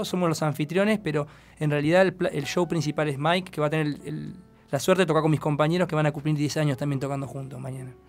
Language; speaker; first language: Spanish; native; Spanish